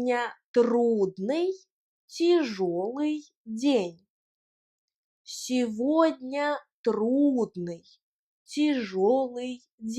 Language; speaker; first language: Russian; non-native, fluent; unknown